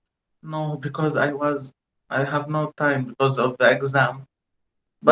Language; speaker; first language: English; non-native, learner; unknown